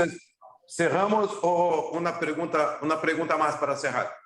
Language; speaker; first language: Spanish; non-native, fluent; Portuguese